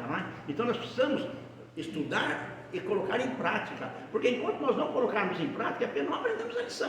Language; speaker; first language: Portuguese; native; Portuguese